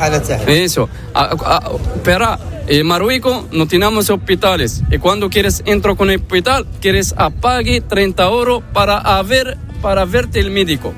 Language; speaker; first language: Spanish; non-native, learner; Arabic